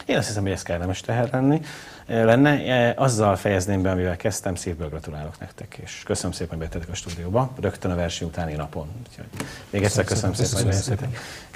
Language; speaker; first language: Hungarian; native; Hungarian